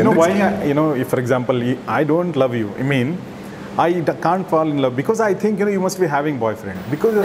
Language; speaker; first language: Kannada; native; Kannada